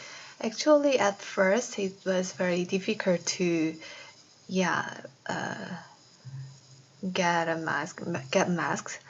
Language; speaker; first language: English; non-native, fluent; Korean